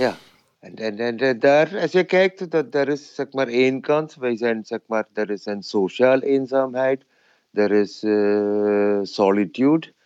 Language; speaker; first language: Dutch; non-native, fluent; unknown